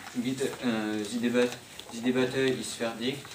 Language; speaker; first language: German; non-native, learner; French